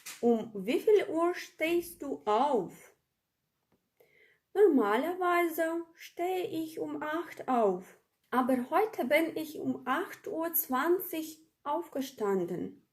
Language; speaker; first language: German; non-native, fluent; Ukrainian